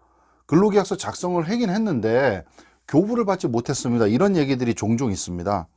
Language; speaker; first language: Korean; native; Korean